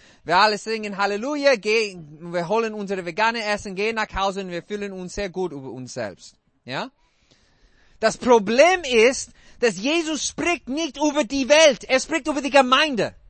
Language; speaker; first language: German; non-native, fluent; English